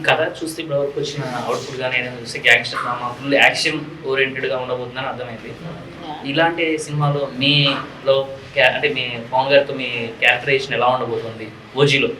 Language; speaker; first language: Telugu; native; Telugu